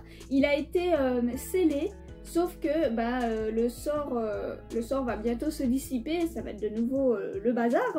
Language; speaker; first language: French; native; French